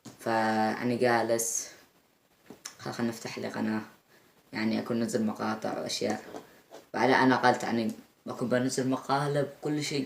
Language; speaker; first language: Arabic; native; Arabic